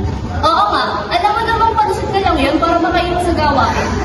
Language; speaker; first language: Filipino; native; Filipino